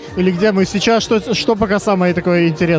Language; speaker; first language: Russian; native; Russian